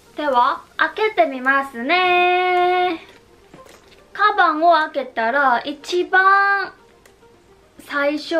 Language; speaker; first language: Japanese; non-native, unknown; Korean